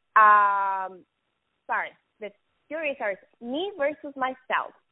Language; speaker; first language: English; non-native, fluent; Spanish